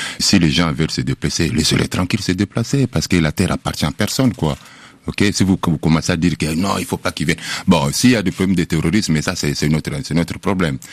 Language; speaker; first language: French; non-native, local second language; Lingala